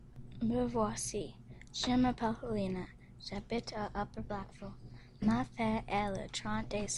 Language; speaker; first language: French; non-native, learner; English